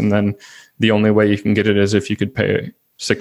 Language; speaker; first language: English; native; English